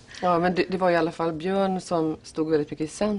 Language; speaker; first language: Swedish; native; Swedish